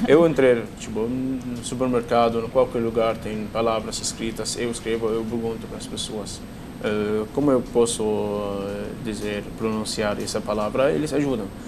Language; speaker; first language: Portuguese; non-native, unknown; Arabic